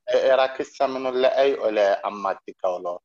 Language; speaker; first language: Finnish; non-native, learner; Arabic